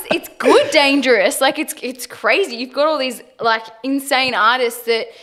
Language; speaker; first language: English; native; English